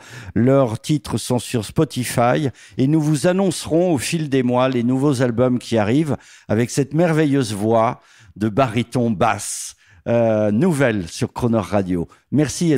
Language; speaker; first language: French; native; French